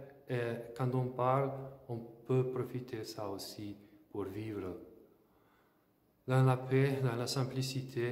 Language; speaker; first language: French; non-native, fluent; Slovenian